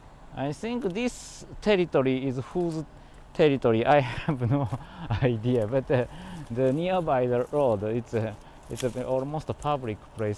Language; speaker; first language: English; non-native, learner; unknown